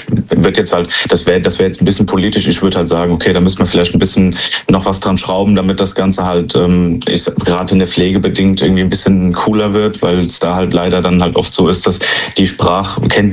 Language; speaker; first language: German; native; German